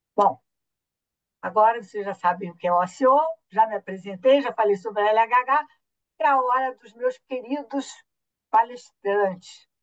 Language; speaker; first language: Portuguese; native; Portuguese